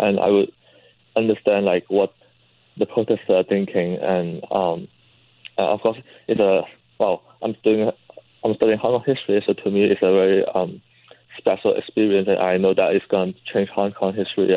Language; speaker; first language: English; non-native, local second language; Cantonese